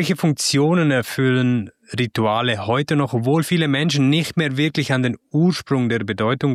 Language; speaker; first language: German; native; German